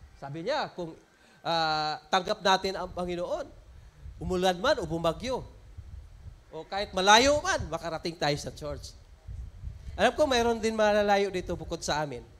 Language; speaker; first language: Filipino; non-native, local second language; Cebuano